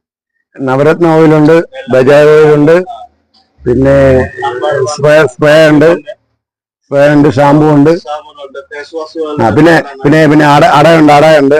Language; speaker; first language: Malayalam; non-native, learner; Assamese